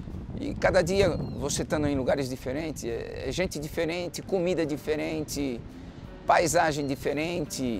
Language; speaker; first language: Portuguese; non-native, fluent; Spanish